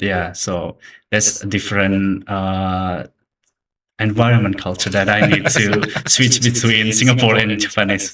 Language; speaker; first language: English; non-native, learner; Indonesian